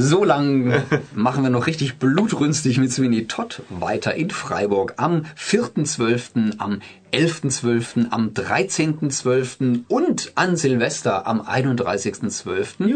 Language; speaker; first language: German; native; German